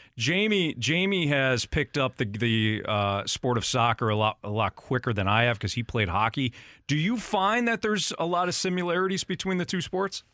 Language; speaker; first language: English; native; English